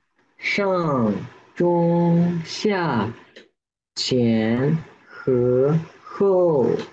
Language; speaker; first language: Chinese; non-native, learner; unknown